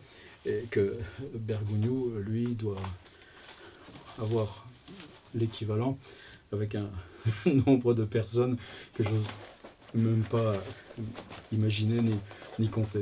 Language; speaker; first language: French; native; French